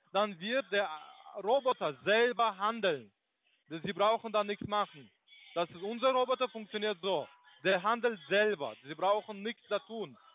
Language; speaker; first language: German; non-native, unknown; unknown